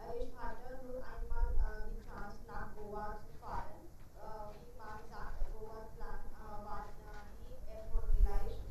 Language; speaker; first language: German; non-native, learner; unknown